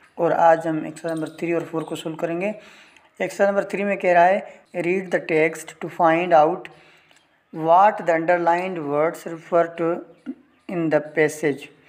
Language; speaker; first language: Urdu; non-native, local second language; Sindhi